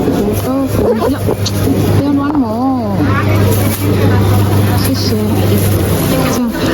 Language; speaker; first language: Chinese; non-native, fluent; Indonesian